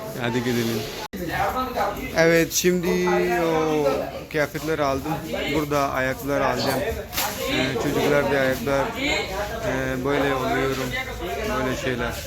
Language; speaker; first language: Turkish; non-native, learner; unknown